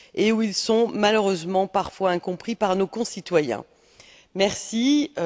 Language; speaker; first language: French; native; French